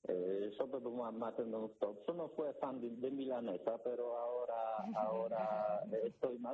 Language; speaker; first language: Spanish; non-native, learner; Polish